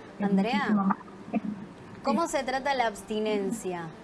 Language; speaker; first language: Spanish; native; Spanish